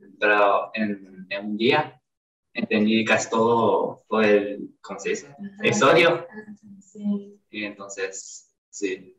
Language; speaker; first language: Spanish; non-native, learner; Japanese